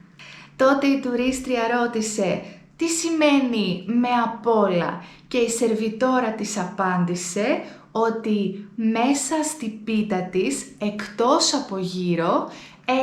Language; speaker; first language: Greek; native; Greek